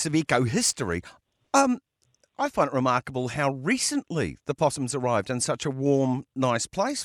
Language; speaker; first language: English; native; English